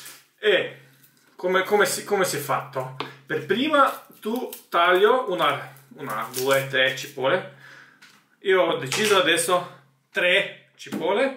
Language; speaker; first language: Italian; non-native, learner; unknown